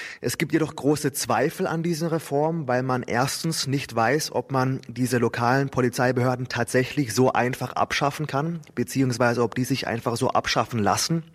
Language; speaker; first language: German; native; German